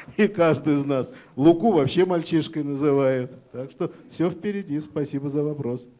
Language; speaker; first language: Russian; native; Russian